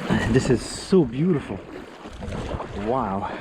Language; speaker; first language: English; non-native, local second language; French